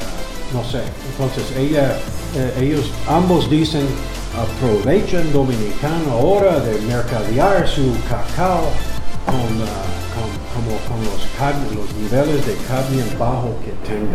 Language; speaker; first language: Spanish; non-native, learner; English